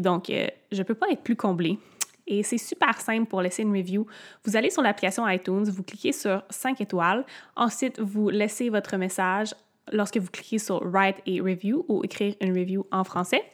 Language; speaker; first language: French; native; French